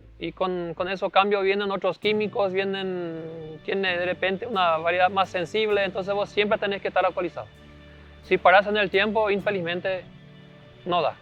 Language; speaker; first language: Spanish; early bilingual, other home language; German